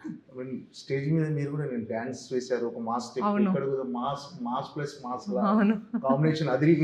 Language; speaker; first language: Telugu; native; Telugu